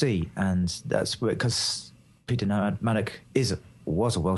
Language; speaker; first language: English; native; English